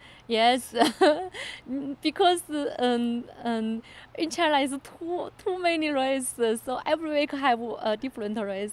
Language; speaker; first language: English; non-native, learner; Chinese